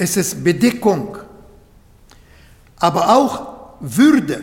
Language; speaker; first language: German; non-native, fluent; Arabic